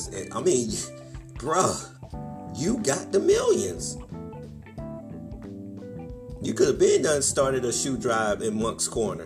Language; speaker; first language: English; native; English